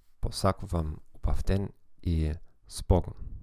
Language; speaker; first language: Macedonian; non-native, fluent; German